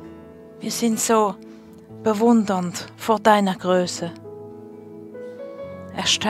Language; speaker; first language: German; non-native, fluent; French